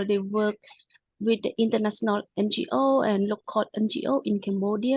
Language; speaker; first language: English; non-native, local second language; Khmer